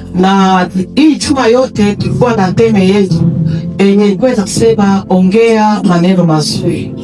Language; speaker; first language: Swahili; native; Swahili